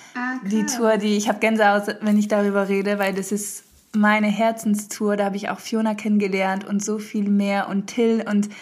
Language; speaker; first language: German; early bilingual, heritage; French